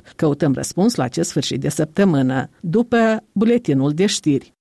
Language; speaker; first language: Romanian; native; Romanian